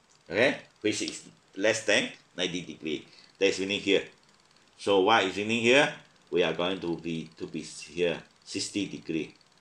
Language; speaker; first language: English; non-native, local second language; Chinese